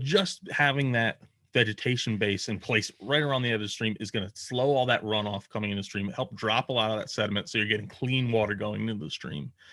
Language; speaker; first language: English; native; English